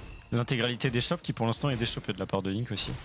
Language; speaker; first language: French; native; French